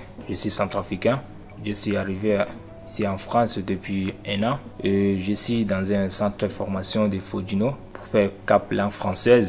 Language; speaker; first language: French; non-native, learner; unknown